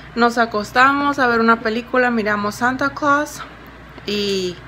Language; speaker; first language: Spanish; early bilingual, heritage; Spanish